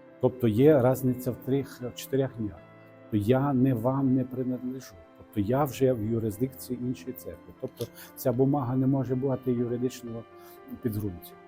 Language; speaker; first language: Ukrainian; non-native, local second language; Russian